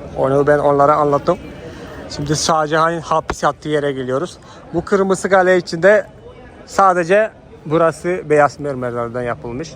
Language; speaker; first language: Turkish; non-native, fluent; Hindi